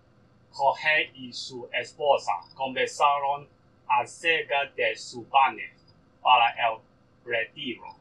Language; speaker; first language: Spanish; non-native, learner; Cantonese